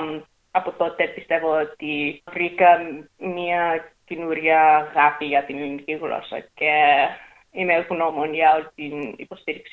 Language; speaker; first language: Greek; early bilingual, heritage; English